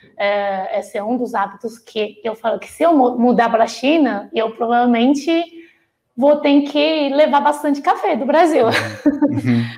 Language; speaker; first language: Portuguese; non-native, fluent; Chinese